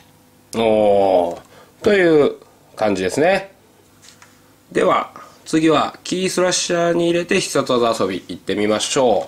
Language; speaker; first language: Japanese; native; Japanese